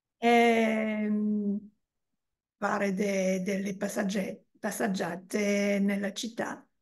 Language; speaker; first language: Italian; non-native, learner; French